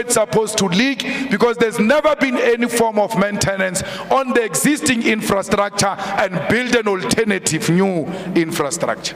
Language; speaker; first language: English; non-native, local second language; Northern Sotho